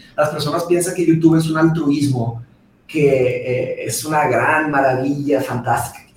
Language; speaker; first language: Spanish; early bilingual, other home language; Portuguese